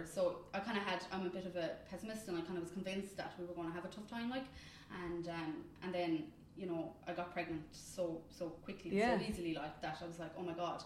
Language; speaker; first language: English; native; English